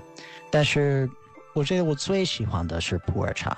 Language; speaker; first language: Chinese; non-native, fluent; English